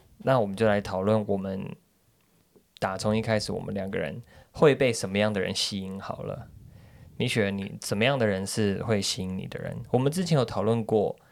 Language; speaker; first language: Chinese; native; Chinese